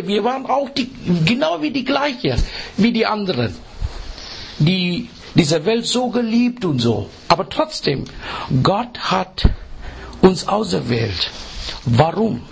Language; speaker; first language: German; non-native, learner; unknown